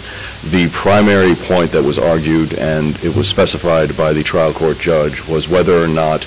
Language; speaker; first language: English; native; English